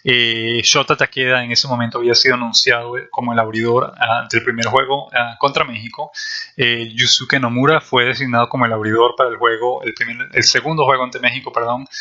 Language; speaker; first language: Spanish; native; Spanish